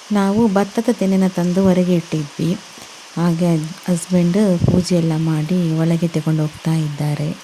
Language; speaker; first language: Kannada; non-native, local second language; Tulu